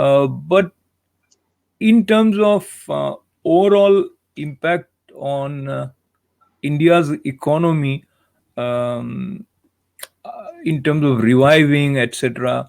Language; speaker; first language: English; non-native, local second language; Hindi